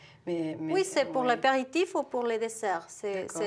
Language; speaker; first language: French; non-native, learner; Spanish